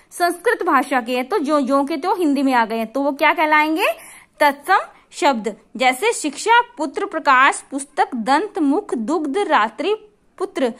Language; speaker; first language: Hindi; native; Hindi